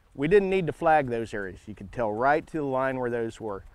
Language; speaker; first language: English; native; English